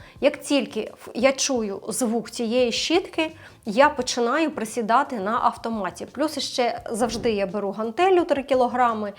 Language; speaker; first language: Ukrainian; non-native, local second language; Russian